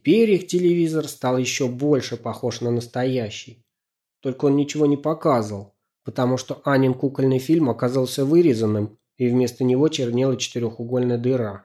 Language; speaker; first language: Russian; native; Russian